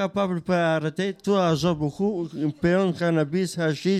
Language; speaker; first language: French; non-native, learner; Albanian